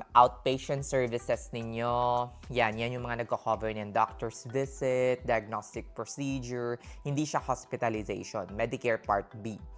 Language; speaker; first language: Filipino; native; Filipino